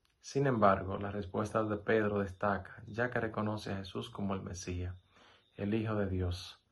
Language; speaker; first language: Spanish; native; Spanish